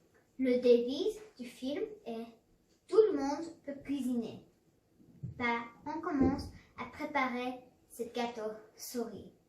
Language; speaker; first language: French; non-native, learner; English